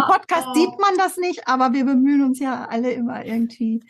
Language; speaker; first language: German; native; German